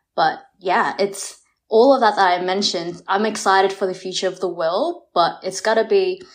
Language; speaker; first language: English; early bilingual, other home language; Vietnamese